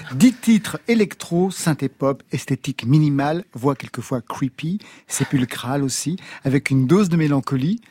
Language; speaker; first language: French; native; French